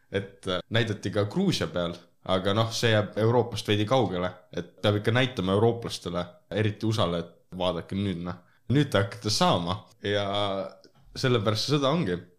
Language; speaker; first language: Estonian; native; Estonian